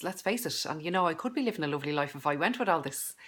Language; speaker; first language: English; native; English